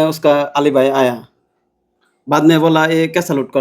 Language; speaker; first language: Hindi; non-native, learner; Bangla